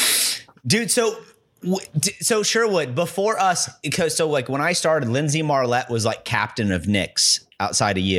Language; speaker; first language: English; native; English